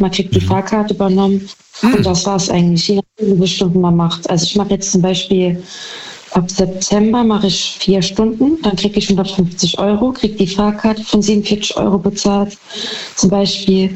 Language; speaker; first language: German; native; German